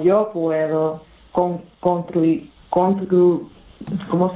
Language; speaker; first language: Spanish; early bilingual, heritage; English